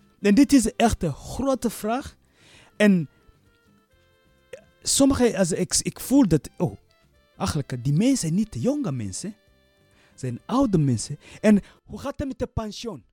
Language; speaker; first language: Dutch; non-native, learner; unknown